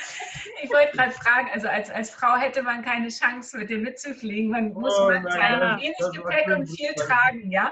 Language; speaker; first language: German; native; German